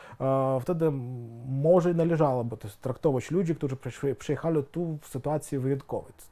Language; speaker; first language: Polish; non-native, fluent; Ukrainian